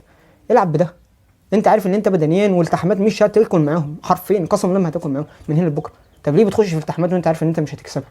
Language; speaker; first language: Arabic; native; Arabic